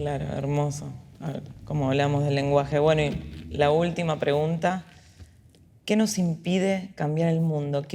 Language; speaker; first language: Spanish; native; Spanish